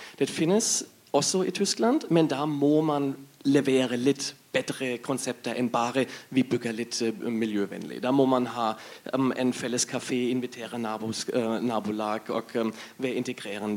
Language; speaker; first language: Norwegian; non-native, learner; German